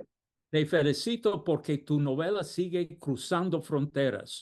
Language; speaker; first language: Spanish; non-native, fluent; English